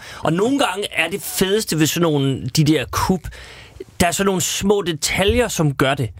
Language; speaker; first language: Danish; native; Danish